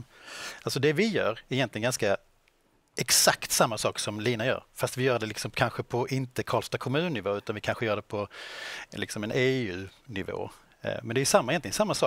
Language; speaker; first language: Swedish; native; Swedish